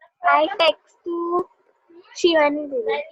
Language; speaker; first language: English; non-native, learner; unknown